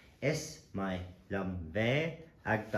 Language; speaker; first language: Irish; non-native, local second language; English